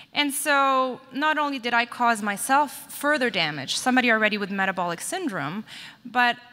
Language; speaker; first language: English; native; English